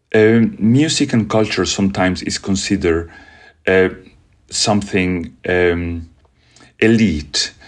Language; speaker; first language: English; non-native, fluent; Spanish